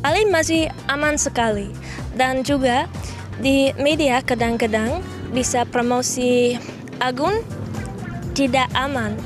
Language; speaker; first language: Indonesian; non-native, learner; English